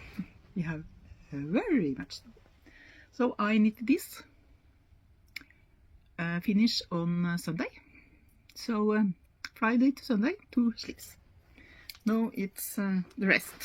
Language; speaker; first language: English; non-native, learner; Norwegian